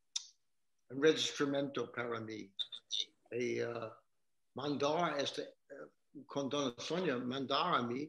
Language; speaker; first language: Spanish; non-native, learner; English